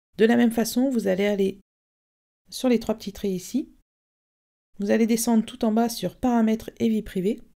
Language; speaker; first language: French; native; French